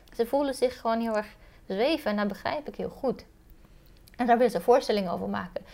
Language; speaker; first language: Dutch; early bilingual, other home language; Romanian